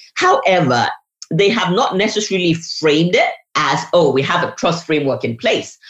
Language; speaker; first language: English; non-native, local second language; Yoruba